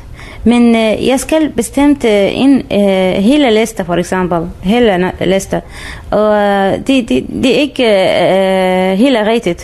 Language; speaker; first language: Danish; non-native, learner; Arabic